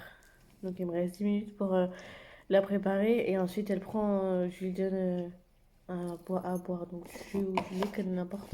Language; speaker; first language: French; native; French